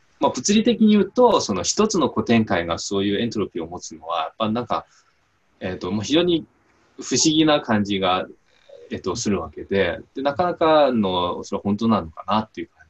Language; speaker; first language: Japanese; non-native, fluent; Chinese